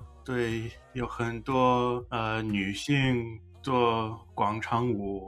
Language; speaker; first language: Chinese; early bilingual, heritage; Chinese